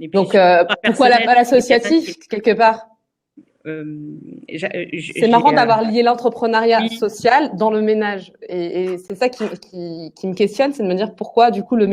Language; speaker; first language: French; native; French